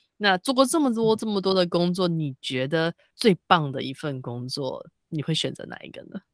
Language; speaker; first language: Chinese; native; Chinese